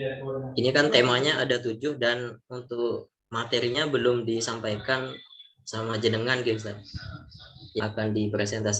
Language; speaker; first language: Indonesian; non-native, local second language; Javanese